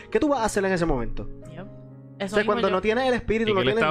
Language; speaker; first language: Spanish; native; Spanish